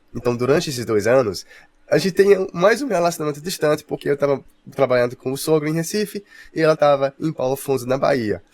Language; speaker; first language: Portuguese; non-native, fluent; English